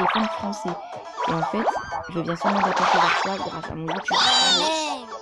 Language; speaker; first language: French; native; French